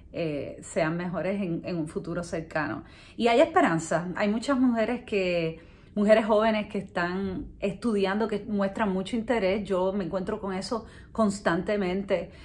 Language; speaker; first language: Spanish; native; Spanish